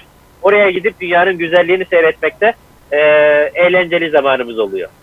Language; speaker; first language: Turkish; native; Turkish